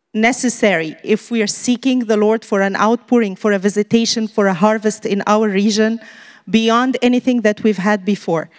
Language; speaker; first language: English; non-native, fluent; Arabic